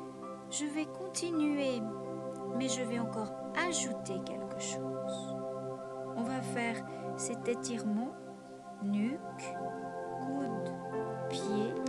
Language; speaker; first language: French; native; French